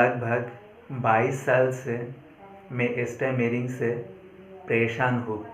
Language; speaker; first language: Hindi; non-native, local second language; Bangla